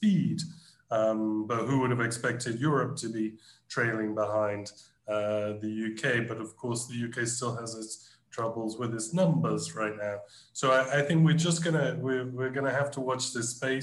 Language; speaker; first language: English; native; English